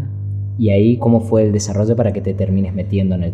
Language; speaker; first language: Spanish; native; Spanish